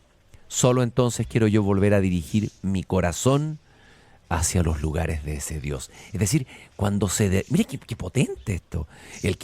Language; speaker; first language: Spanish; native; Spanish